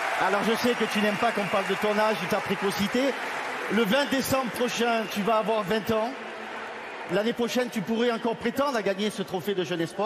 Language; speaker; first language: French; native; French